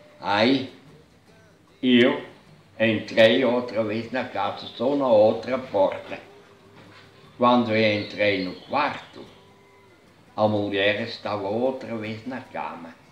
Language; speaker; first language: Portuguese; non-native, fluent; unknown